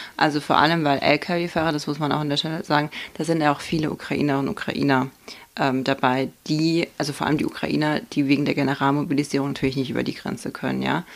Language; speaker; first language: German; early bilingual, other home language; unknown